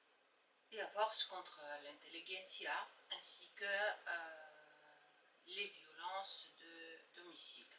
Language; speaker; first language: French; non-native, fluent; Bulgarian